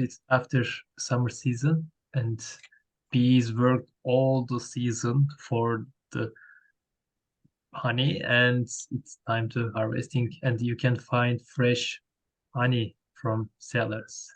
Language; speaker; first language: English; non-native, learner; Turkish